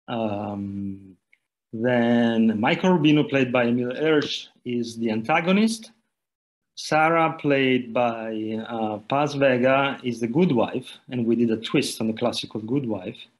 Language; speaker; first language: English; non-native, fluent; Italian